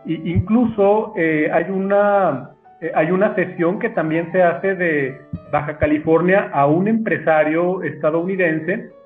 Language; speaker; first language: Spanish; native; Spanish